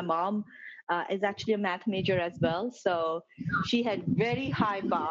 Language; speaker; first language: English; non-native, local second language; Gujarati